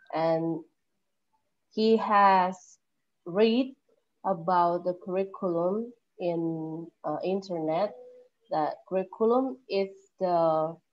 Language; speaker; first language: English; non-native, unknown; Indonesian